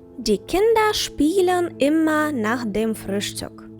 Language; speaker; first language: German; non-native, fluent; Ukrainian